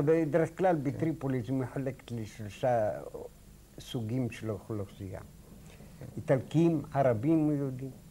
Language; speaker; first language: Hebrew; non-native, fluent; Arabic